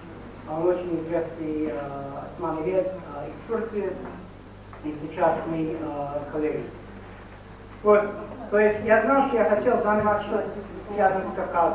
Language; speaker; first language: Russian; non-native, fluent; English